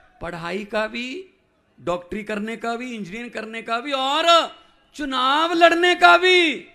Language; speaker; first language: Hindi; non-native, local second language; Punjabi